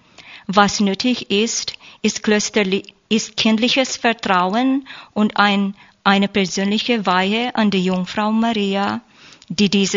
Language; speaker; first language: German; non-native, learner; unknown